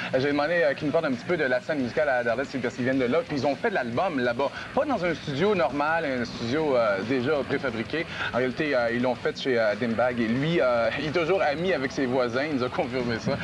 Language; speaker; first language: French; native; French